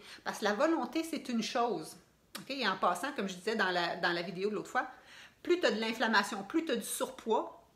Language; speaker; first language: French; native; French